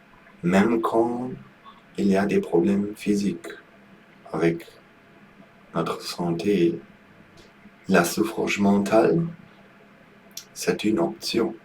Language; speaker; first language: French; non-native, learner; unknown